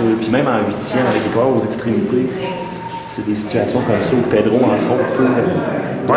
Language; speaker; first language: French; native; French